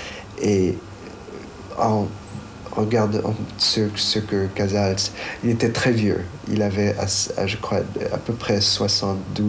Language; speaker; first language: French; non-native, fluent; Chinese